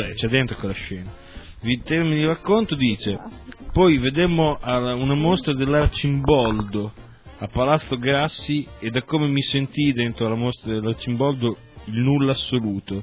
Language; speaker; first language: Italian; native; Italian